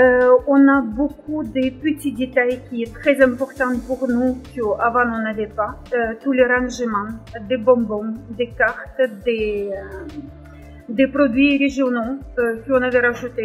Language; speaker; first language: French; non-native, fluent; Russian